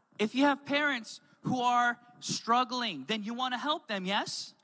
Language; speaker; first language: English; native; English